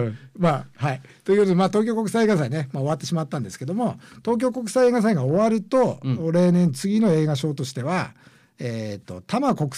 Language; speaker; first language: Japanese; native; Japanese